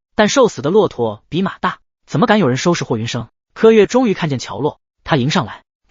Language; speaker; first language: Chinese; native; Chinese